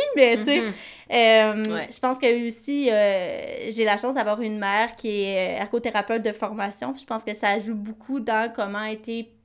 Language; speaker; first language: French; native; French